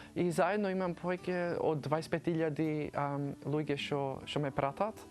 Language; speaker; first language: Macedonian; early bilingual, heritage; Macedonian